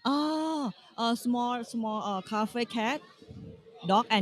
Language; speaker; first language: English; non-native, learner; Thai